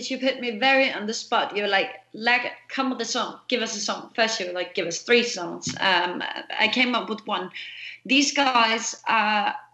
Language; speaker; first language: English; non-native, fluent; Danish